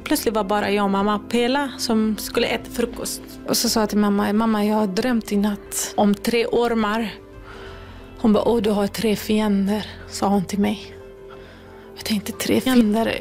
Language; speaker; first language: Swedish; non-native, fluent; Kurdish